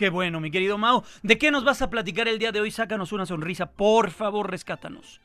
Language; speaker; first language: Spanish; native; Spanish